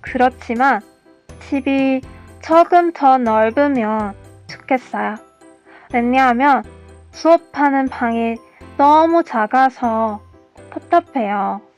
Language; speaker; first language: Korean; non-native, learner; Persian